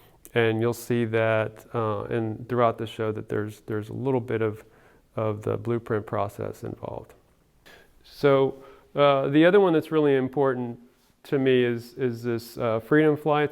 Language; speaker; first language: English; early bilingual, other home language; Spanish